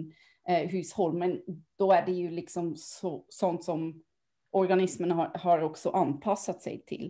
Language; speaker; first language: Swedish; non-native, fluent; German